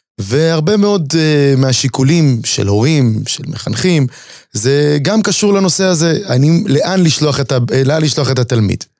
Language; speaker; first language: Hebrew; native; Hebrew